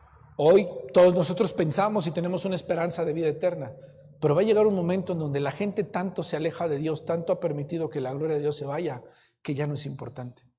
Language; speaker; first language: Spanish; native; Spanish